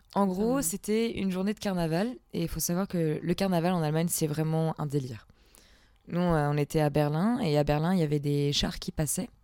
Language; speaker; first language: French; native; French